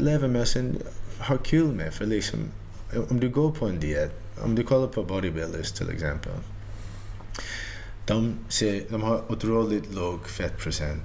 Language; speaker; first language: Swedish; early bilingual, heritage; Swedish